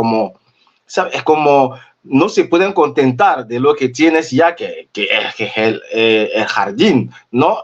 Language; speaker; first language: Spanish; non-native, fluent; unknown